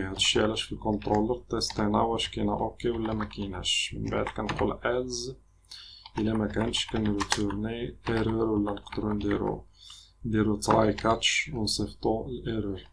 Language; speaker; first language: Arabic; native; Arabic